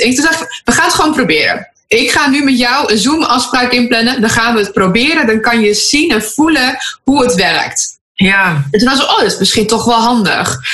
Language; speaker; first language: Dutch; native; Dutch